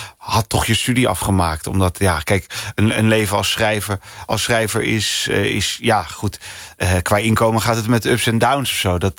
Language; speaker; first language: Dutch; early bilingual, other home language; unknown